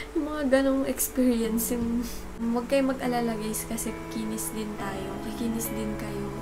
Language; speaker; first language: Filipino; native; Filipino